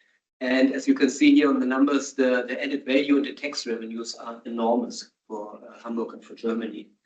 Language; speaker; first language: English; non-native, fluent; German